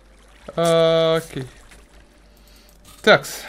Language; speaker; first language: Russian; native; Russian